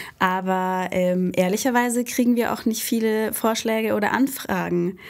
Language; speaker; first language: German; native; German